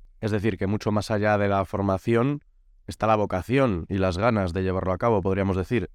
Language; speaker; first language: Spanish; native; Spanish